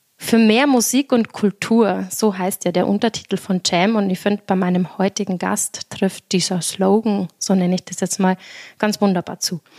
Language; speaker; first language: German; native; German